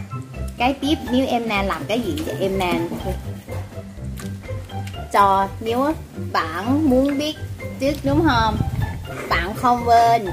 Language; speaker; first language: Vietnamese; non-native, learner; Thai